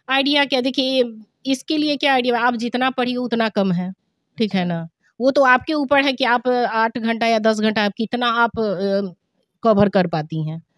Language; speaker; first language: Hindi; native; Hindi